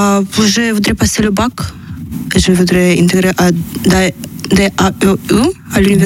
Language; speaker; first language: French; non-native, learner; Ukrainian